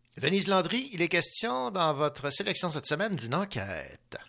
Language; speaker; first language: French; native; French